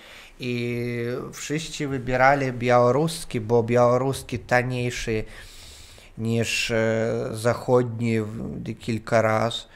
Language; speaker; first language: Polish; non-native, learner; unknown